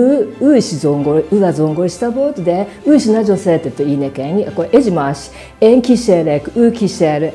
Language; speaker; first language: Hungarian; non-native, learner; Japanese